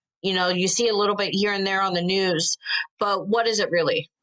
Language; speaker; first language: English; native; English